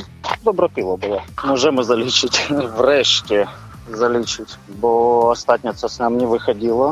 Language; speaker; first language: Polish; non-native, learner; Ukrainian